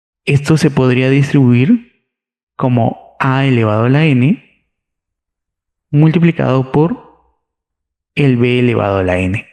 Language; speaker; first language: Spanish; native; Spanish